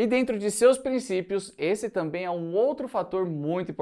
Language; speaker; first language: Portuguese; native; Portuguese